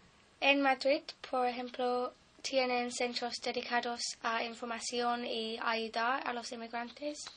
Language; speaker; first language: Spanish; non-native, learner; English